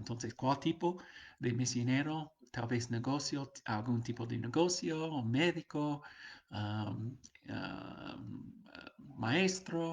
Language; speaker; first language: Spanish; non-native, fluent; English